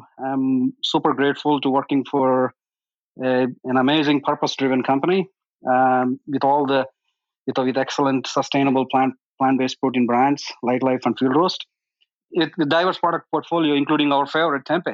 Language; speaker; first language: English; non-native, local second language; Telugu